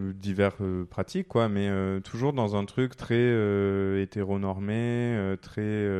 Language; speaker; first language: French; native; French